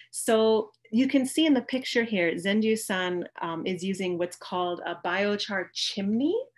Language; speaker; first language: English; native; English